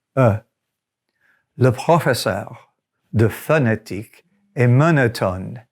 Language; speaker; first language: French; non-native, fluent; English